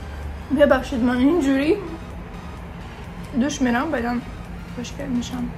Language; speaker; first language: Persian; non-native, learner; Turkish